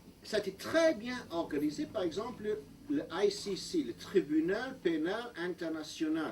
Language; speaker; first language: French; non-native, fluent; English